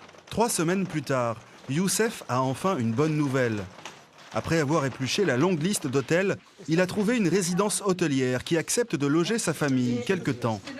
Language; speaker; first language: French; native; French